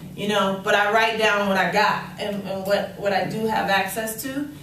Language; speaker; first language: English; native; English